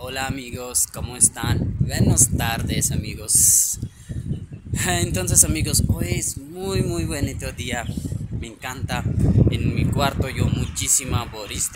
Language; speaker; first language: Spanish; non-native, learner; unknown